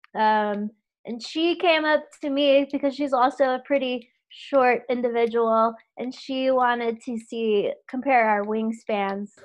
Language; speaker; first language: English; native; English